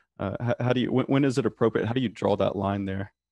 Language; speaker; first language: English; native; English